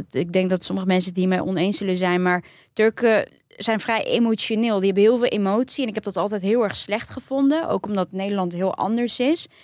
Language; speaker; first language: Dutch; early bilingual, other home language; Turkish